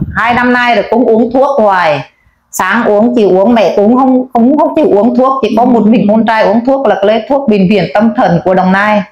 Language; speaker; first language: Vietnamese; non-native, local second language; Eastern Cham